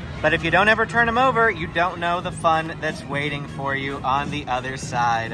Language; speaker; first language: English; native; English